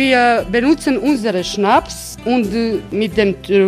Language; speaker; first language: German; non-native, learner; Croatian